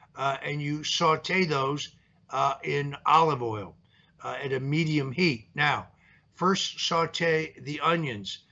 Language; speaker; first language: English; early bilingual, other home language; Italian